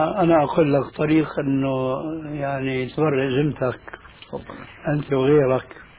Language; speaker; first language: Arabic; early bilingual, other home language; Albanian